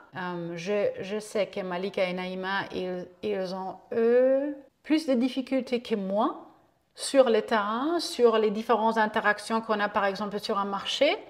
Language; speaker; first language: French; non-native, fluent; German